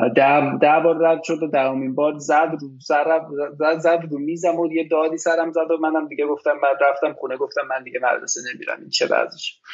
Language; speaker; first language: Persian; early bilingual, heritage; Persian